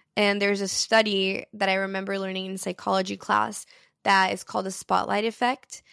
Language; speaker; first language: English; early bilingual, other home language; Portuguese